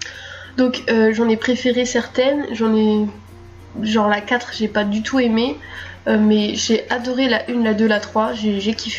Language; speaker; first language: French; native; French